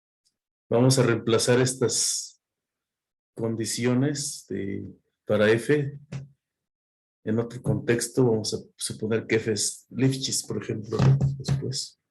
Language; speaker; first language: Spanish; native; Spanish